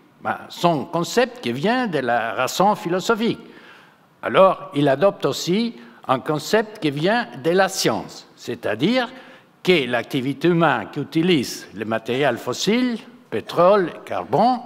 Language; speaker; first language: French; non-native, fluent; Spanish